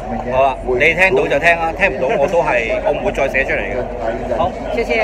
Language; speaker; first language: Chinese; non-native, local second language; Cantonese